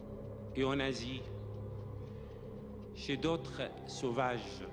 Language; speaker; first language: French; non-native, fluent; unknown